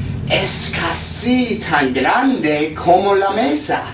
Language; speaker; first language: Spanish; non-native, learner; English